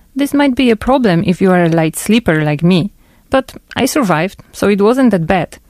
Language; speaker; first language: English; non-native, fluent; Polish